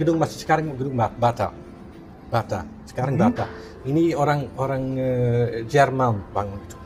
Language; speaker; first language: Indonesian; non-native, fluent; Dutch